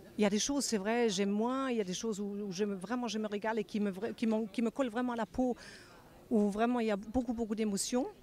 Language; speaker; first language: French; non-native, fluent; German